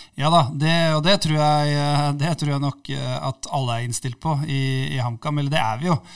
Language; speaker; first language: Norwegian; native; Norwegian